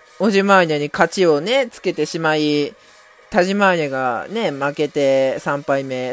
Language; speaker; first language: Japanese; native; Japanese